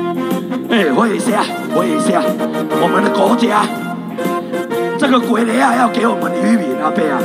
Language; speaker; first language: Chinese; native; Chinese